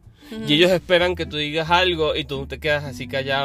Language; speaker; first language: Spanish; native; Spanish